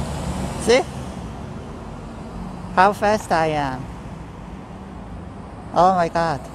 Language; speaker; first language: English; non-native, fluent; Korean